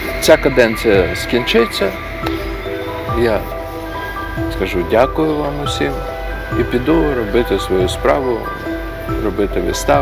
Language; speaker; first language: Ukrainian; non-native, local second language; Russian